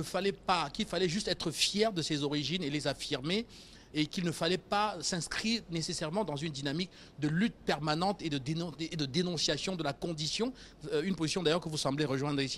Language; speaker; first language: French; native; French